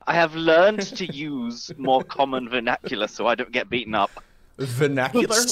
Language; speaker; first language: English; native; English